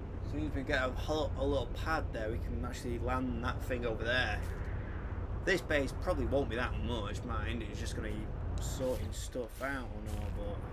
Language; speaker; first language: English; native; English